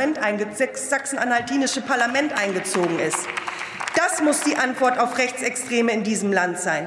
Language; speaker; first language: German; early bilingual, other home language; Turkish